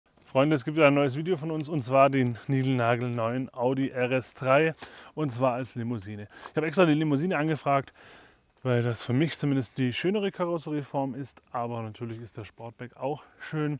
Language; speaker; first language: German; native; German